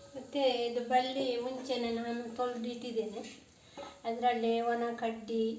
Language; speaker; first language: Kannada; non-native, local second language; Tulu